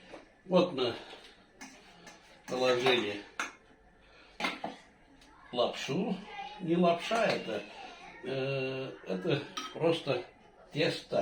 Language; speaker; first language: Russian; non-native, local second language; Tatar